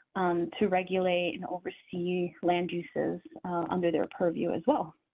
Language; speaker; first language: English; native; English